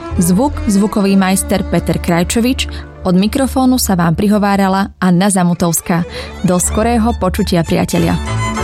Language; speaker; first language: Slovak; native; Slovak